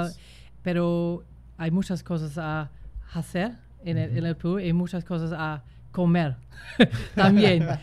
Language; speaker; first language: Spanish; non-native, fluent; English